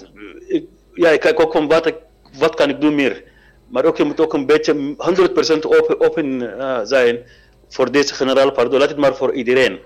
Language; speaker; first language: Dutch; non-native, learner; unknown